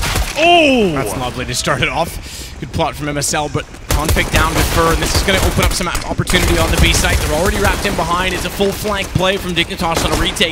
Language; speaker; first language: English; native; English